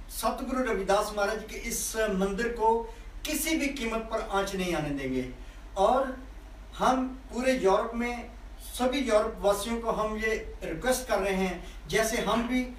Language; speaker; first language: Hindi; non-native, local second language; Punjabi